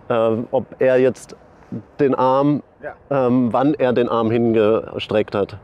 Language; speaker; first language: German; native; German